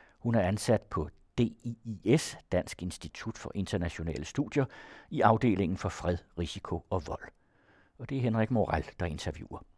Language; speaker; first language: Danish; native; Danish